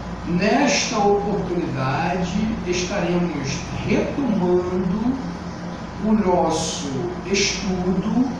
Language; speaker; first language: Portuguese; native; Portuguese